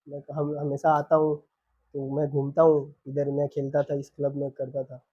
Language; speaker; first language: Hindi; non-native, local second language; Bangla